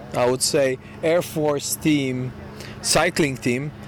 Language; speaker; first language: English; non-native, fluent; Polish